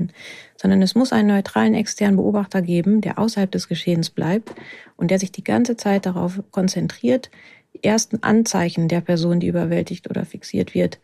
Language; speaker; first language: German; native; German